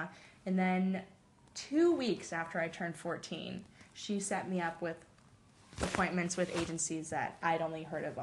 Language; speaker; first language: English; native; English